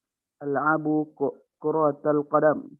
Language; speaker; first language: Arabic; non-native, learner; Indonesian